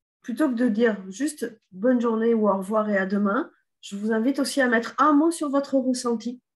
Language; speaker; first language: French; native; French